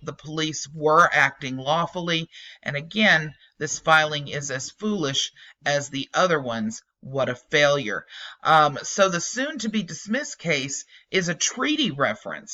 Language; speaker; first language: English; native; English